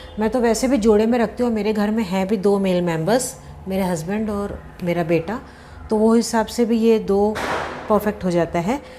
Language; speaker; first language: Hindi; non-native, local second language; Sindhi